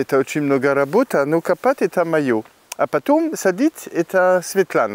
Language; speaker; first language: Russian; non-native, fluent; French